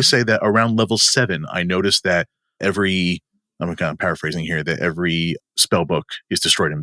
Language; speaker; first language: English; native; English